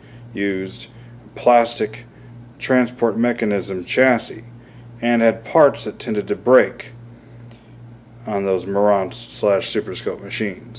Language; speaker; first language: English; native; English